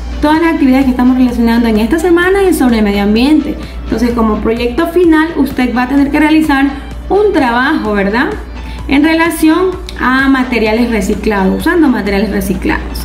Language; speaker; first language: Spanish; native; Spanish